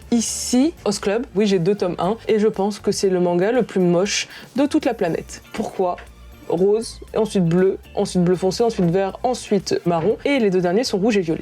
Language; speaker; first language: French; native; French